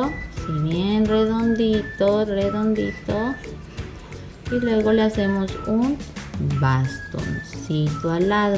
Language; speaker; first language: Spanish; native; Spanish